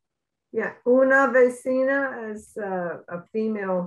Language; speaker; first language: Spanish; non-native, learner; English